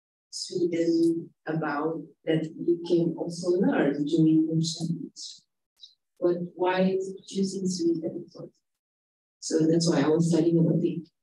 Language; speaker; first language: English; non-native, fluent; Indonesian